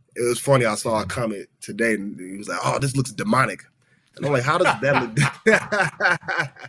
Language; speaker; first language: English; native; English